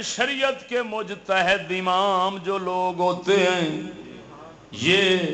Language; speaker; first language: Urdu; non-native, local second language; Punjabi